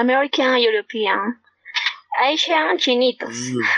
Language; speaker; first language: English; non-native, learner; Spanish